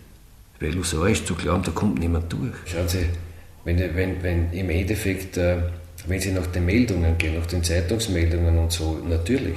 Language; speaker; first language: German; native; German